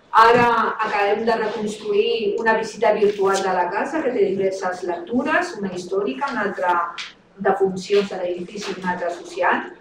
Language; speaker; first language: Catalan; native; Catalan